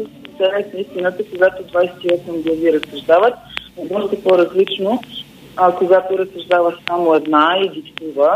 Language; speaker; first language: Bulgarian; native; Bulgarian